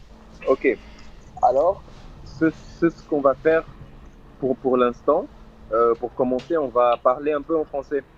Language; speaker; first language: French; non-native, fluent; Portuguese